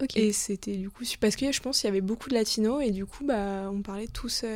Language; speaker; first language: French; native; French